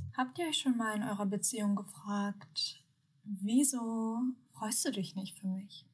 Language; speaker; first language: German; early bilingual, other home language; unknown